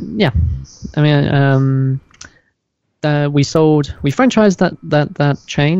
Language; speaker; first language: English; native; English